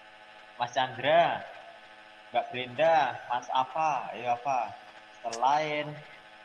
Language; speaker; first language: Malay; non-native, local second language; Javanese